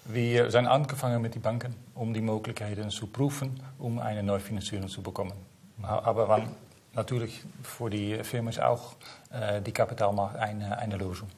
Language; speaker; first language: German; non-native, learner; Dutch